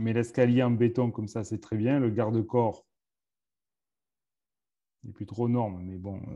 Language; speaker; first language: French; native; French